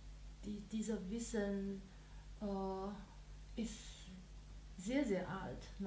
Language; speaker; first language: German; non-native, learner; Chinese